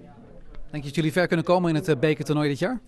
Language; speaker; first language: Dutch; native; Dutch